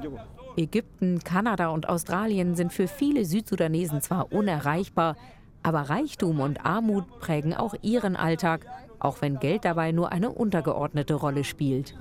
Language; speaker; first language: German; native; German